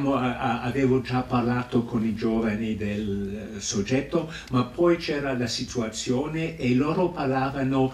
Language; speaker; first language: Italian; non-native, fluent; English